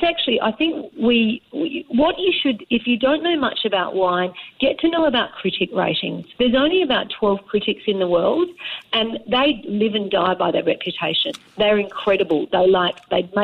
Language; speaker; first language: English; native; English